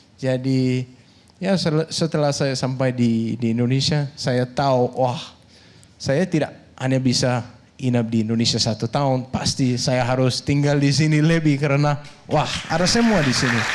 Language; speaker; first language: Indonesian; non-native, fluent; Danish